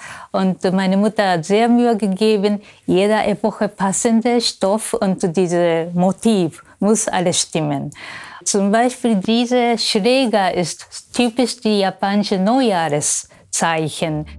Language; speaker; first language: German; non-native, fluent; Japanese